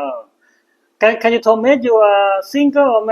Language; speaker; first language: English; non-native, learner; Thai